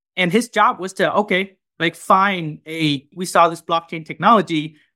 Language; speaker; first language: English; non-native, fluent; Vietnamese